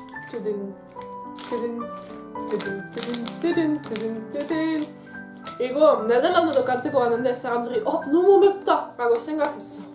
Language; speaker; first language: Korean; non-native, fluent; Dutch